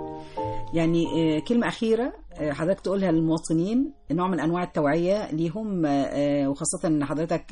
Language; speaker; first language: Arabic; native; Arabic